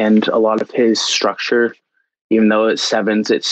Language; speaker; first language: English; native; English